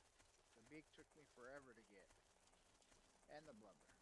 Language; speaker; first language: English; native; English